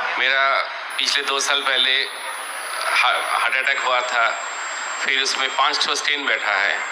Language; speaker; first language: Hindi; non-native, local second language; Bangla